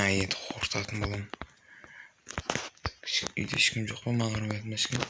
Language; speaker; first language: Kazakh; native; Kazakh